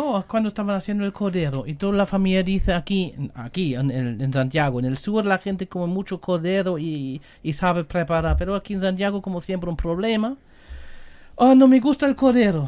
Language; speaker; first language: Spanish; non-native, learner; German